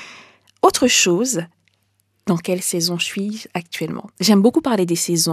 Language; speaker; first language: French; native; French